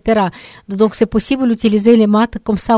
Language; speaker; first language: French; non-native, learner; Russian